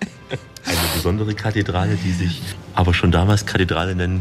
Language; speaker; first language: German; native; German